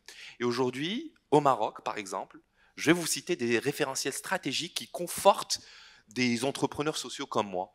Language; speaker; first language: French; non-native, local second language; Arabic